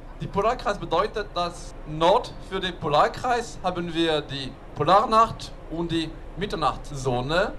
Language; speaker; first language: German; non-native, learner; Norwegian